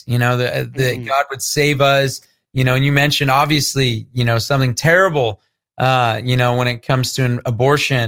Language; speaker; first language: English; native; English